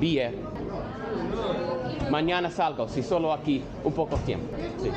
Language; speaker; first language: Spanish; non-native, learner; English